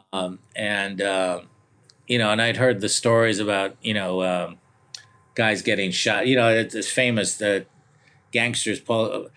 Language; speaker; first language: English; early bilingual, other home language; Italian